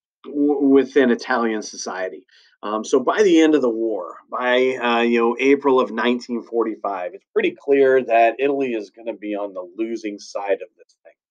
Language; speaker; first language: English; native; English